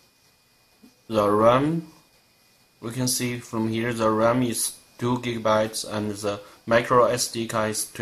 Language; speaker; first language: English; non-native, learner; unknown